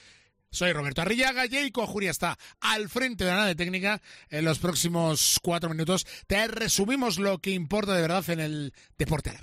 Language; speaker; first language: Spanish; native; Spanish